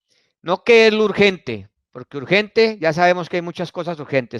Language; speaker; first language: Spanish; native; Spanish